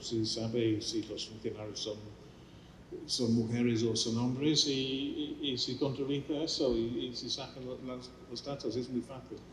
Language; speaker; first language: Spanish; non-native, fluent; English